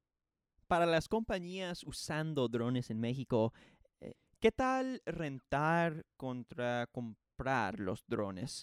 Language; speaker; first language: Spanish; non-native, fluent; English